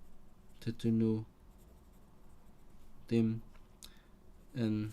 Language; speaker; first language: Welsh; non-native, learner; Cantonese